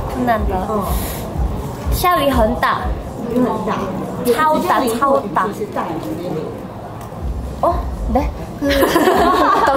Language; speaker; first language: Chinese; non-native, learner; Korean